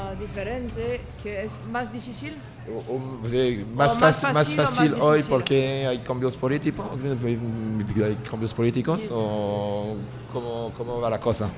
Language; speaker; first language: Spanish; non-native, fluent; French